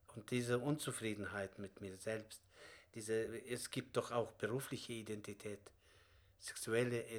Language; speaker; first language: German; non-native, fluent; Russian